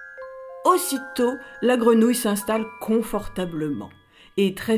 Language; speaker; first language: French; native; French